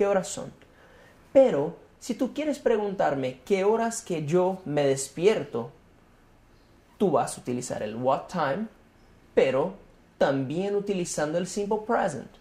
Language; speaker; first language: Spanish; non-native, fluent; Portuguese